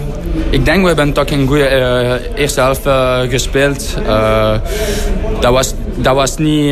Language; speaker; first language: Dutch; non-native, fluent; French